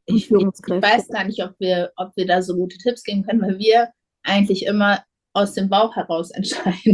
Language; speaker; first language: German; early bilingual, other home language; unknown